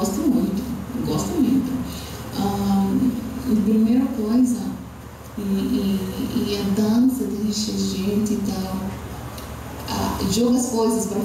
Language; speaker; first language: Portuguese; non-native, learner; Arabic